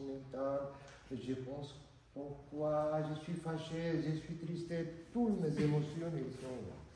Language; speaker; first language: French; non-native, learner; Georgian